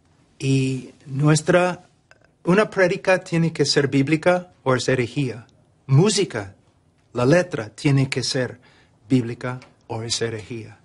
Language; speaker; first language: Spanish; non-native, fluent; English